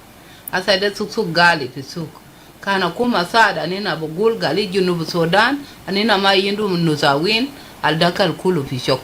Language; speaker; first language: Arabic; non-native, local second language; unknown